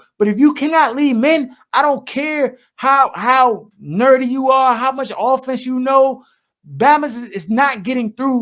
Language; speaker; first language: English; native; English